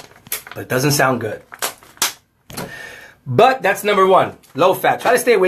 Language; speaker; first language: English; native; English